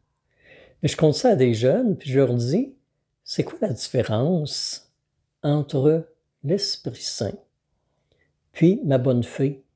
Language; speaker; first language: French; native; French